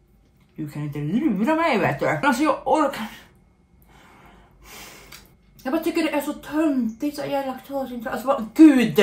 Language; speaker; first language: Swedish; native; Swedish